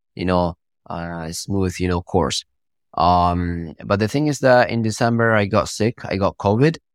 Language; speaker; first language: English; non-native, fluent; Italian